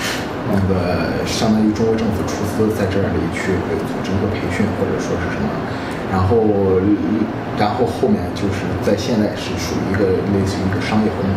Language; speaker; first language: Chinese; native; Chinese